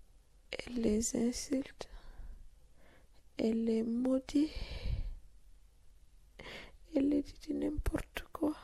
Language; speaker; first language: French; non-native, local second language; Fula